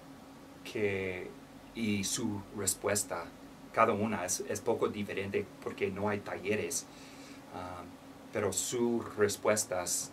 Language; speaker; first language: Spanish; non-native, learner; English